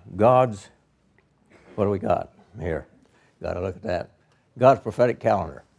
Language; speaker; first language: English; native; English